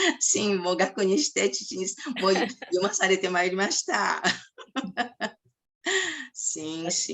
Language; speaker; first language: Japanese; early bilingual, heritage; Japanese